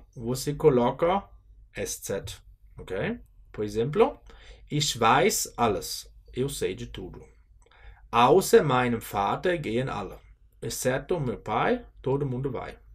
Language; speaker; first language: Portuguese; non-native, fluent; German